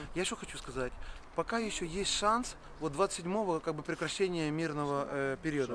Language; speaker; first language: Russian; non-native, local second language; Ukrainian